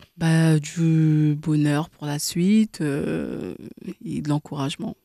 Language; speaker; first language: French; native; French